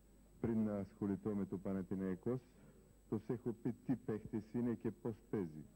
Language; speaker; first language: Greek; non-native, fluent; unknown